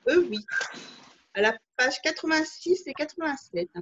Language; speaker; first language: French; native; French